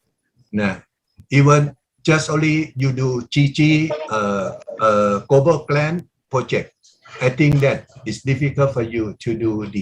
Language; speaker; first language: English; non-native, learner; Thai